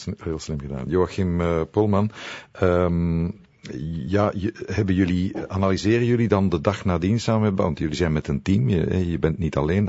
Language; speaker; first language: Dutch; native; Dutch